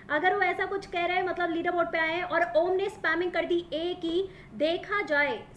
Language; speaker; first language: Hindi; native; Hindi